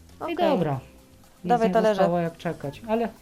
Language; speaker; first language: Polish; native; Polish